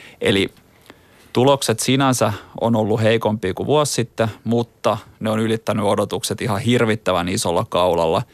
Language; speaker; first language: Finnish; native; Finnish